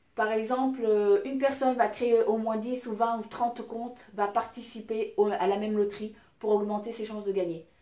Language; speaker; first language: French; early bilingual, other home language; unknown